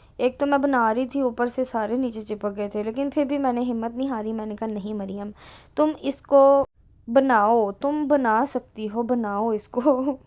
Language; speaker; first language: Urdu; non-native, local second language; Punjabi